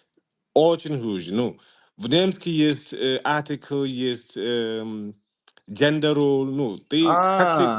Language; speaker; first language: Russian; non-native, learner; Igbo